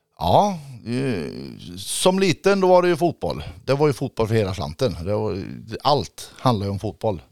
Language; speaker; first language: Swedish; native; Swedish